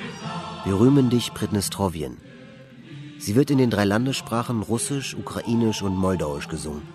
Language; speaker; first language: German; native; German